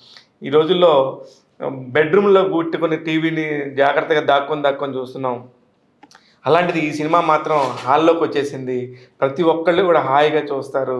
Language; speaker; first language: Telugu; native; Telugu